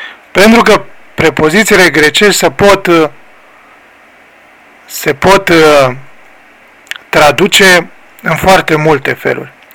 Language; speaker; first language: Romanian; native; Romanian